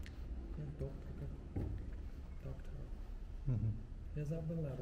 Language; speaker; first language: Russian; non-native, fluent; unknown